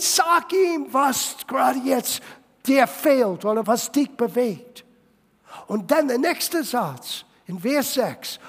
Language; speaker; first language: German; non-native, fluent; English